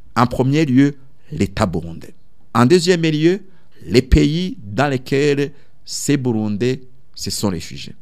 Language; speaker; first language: French; non-native, local second language; Rundi